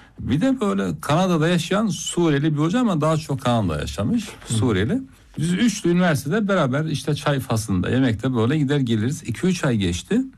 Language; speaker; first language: Turkish; non-native, local second language; Zaza